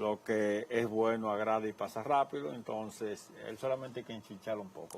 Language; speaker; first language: Spanish; native; Spanish